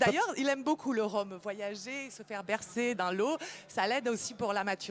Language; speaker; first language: French; native; French